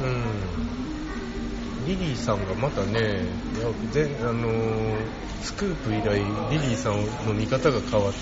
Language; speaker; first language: Japanese; native; Japanese